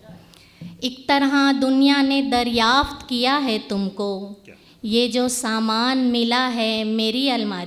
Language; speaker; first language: Hindi; native; Hindi